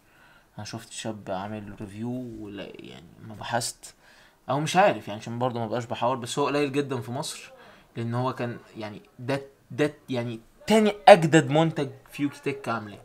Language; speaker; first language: Arabic; native; Arabic